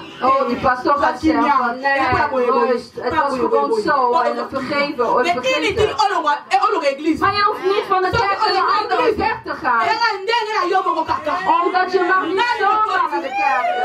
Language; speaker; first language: Dutch; non-native, fluent; Lingala